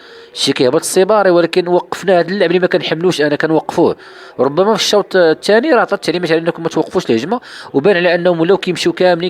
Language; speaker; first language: Arabic; native; Arabic